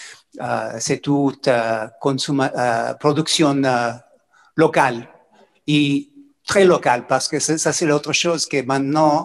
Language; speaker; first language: French; non-native, fluent; English